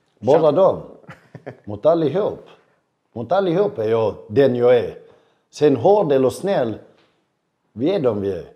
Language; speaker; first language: Swedish; early bilingual, other home language; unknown